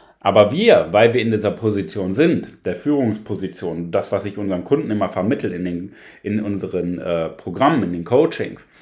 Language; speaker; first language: German; native; German